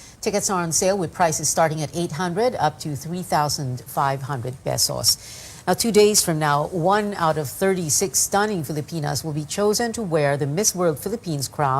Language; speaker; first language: English; non-native, local second language; Filipino